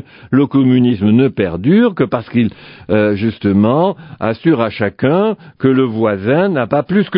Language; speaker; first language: French; native; French